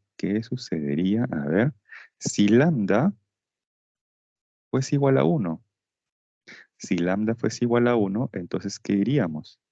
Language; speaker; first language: Spanish; native; Spanish